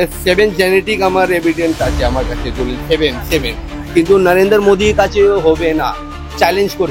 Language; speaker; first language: Bangla; non-native, local second language; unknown